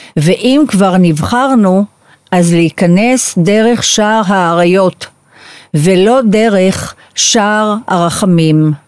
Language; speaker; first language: Hebrew; native; Hebrew